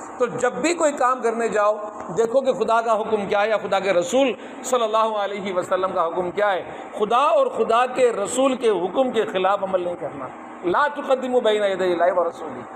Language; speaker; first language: Urdu; non-native, local second language; Sindhi